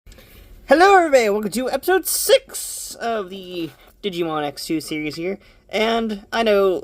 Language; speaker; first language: English; native; English